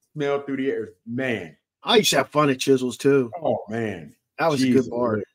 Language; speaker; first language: English; native; English